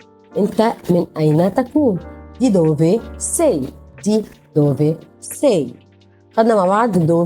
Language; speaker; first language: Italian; non-native, learner; Arabic